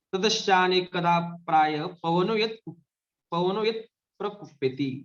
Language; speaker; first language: Hindi; non-native, local second language; Marathi